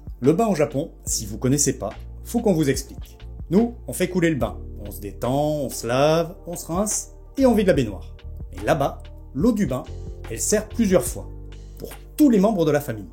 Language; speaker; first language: French; native; French